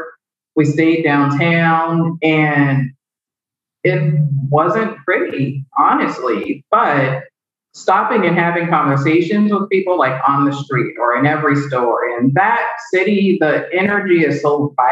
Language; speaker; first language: English; native; English